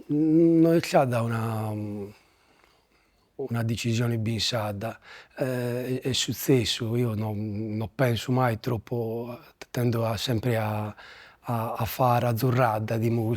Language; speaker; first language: Italian; native; Italian